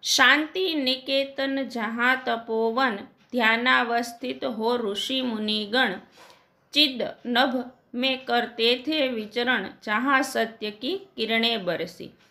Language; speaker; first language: Hindi; non-native, local second language; Gujarati